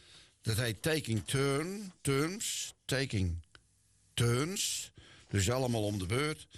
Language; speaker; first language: Dutch; native; Dutch